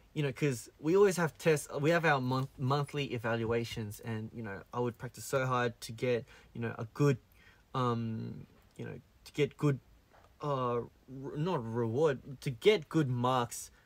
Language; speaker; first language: English; early bilingual, other home language; Korean